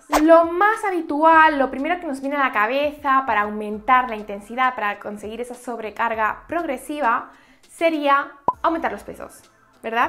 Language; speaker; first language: Spanish; native; Spanish